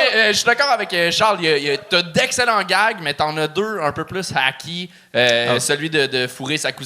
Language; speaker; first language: French; native; French